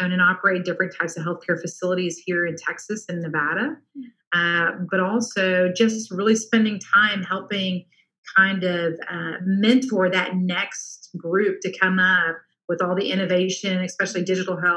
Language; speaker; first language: English; native; English